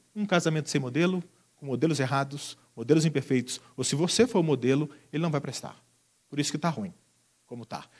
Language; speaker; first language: Portuguese; native; Portuguese